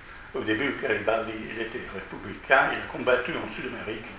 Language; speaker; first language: French; non-native, fluent; Italian